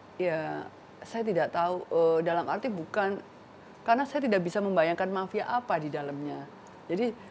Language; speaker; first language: Indonesian; native; Indonesian